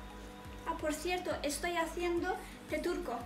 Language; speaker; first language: Spanish; non-native, fluent; Turkish